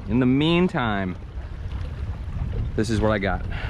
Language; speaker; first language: English; native; English